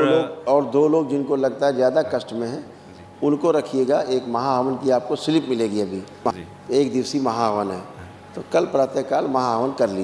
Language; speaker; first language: Hindi; native; Hindi